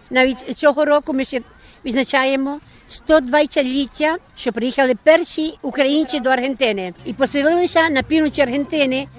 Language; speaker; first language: Ukrainian; early bilingual, heritage; Ukrainian